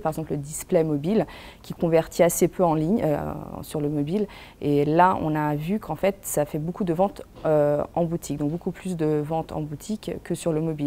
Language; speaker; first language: French; native; French